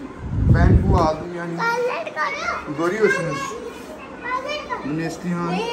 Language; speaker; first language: Turkish; non-native, learner; Urdu